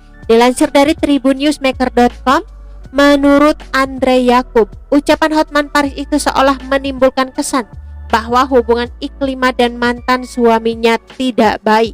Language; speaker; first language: Indonesian; native; Indonesian